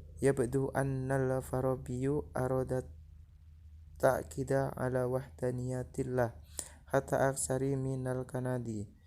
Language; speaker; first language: Arabic; non-native, learner; Indonesian